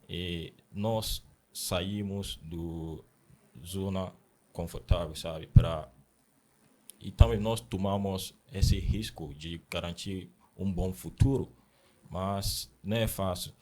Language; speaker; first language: Portuguese; non-native, learner; Akan